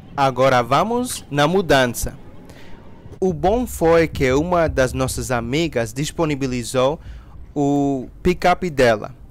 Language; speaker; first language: Portuguese; non-native, fluent; English